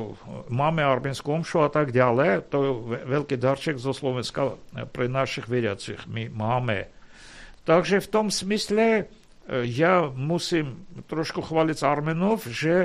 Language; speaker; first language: Slovak; non-native, fluent; Armenian